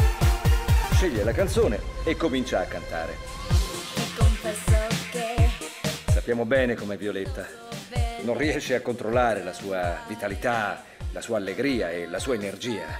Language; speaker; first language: Italian; native; Italian